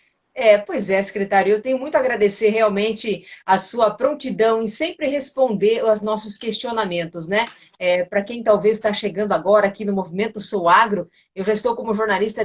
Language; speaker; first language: Portuguese; native; Portuguese